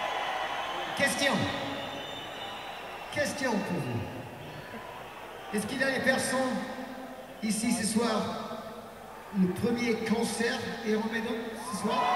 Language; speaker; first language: French; non-native, learner; English